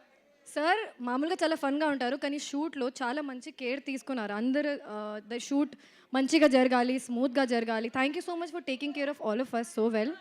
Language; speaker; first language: Telugu; non-native, fluent; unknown